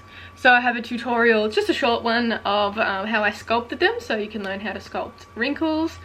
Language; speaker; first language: English; native; English